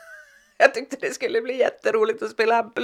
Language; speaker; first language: Swedish; native; Swedish